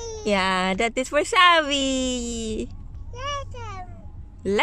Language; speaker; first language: Dutch; non-native, learner; Filipino